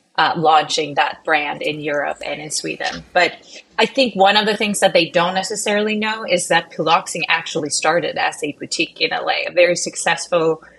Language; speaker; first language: English; non-native, fluent; Swedish